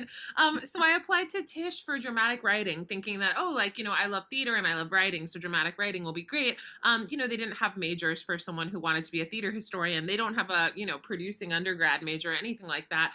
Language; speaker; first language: English; native; English